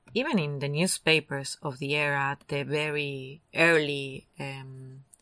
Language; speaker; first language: English; non-native, fluent; Spanish